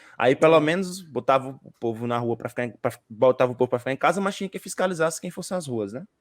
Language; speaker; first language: Portuguese; native; Portuguese